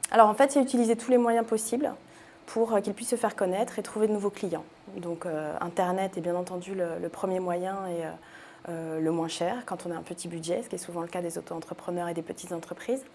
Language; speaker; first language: French; native; French